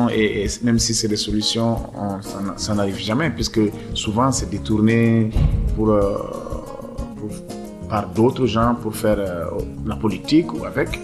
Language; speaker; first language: French; non-native, local second language; Bambara